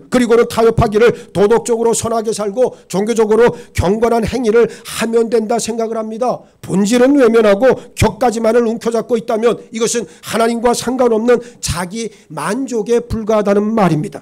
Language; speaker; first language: Korean; native; Korean